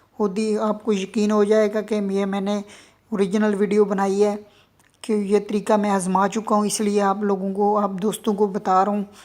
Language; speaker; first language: Urdu; non-native, local second language; Punjabi